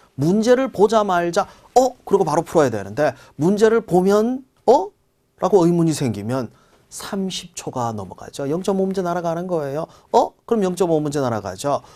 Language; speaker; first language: Korean; native; Korean